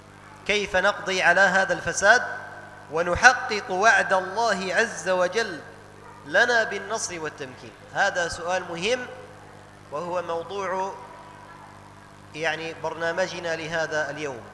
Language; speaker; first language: Arabic; native; Arabic